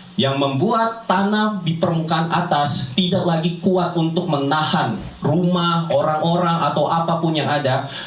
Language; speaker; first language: Indonesian; native; Indonesian